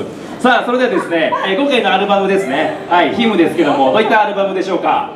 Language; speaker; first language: Japanese; native; Japanese